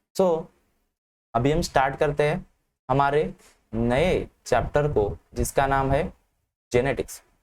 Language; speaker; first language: Hindi; non-native, local second language; Marathi